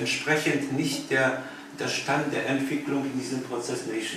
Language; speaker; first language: German; non-native, fluent; Polish